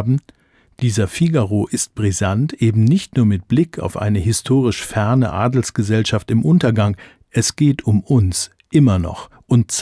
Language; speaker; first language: German; native; German